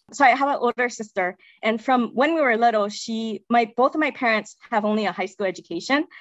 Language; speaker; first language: English; native; English